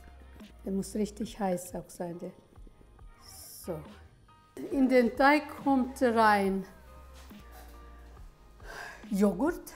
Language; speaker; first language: German; early bilingual, heritage; German